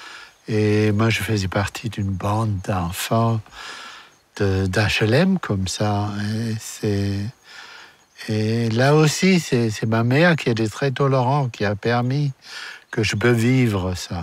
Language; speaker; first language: French; non-native, fluent; German